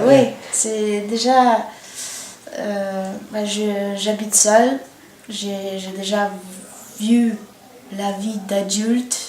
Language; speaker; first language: French; non-native, learner; Bulgarian